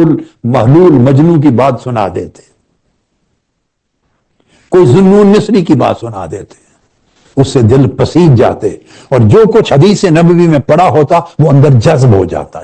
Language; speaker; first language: Urdu; native; Urdu